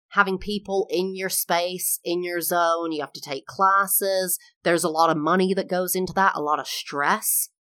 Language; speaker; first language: English; native; English